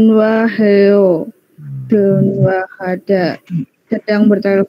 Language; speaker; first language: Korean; non-native, learner; Indonesian